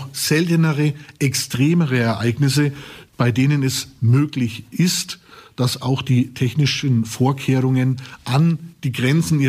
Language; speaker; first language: German; native; German